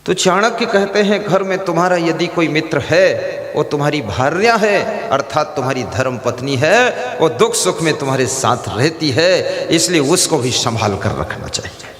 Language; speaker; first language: Hindi; native; Hindi